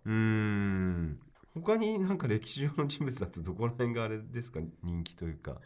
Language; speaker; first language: Japanese; native; Japanese